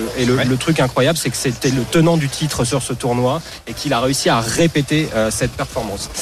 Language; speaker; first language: French; native; French